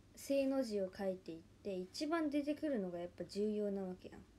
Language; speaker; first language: Japanese; native; Japanese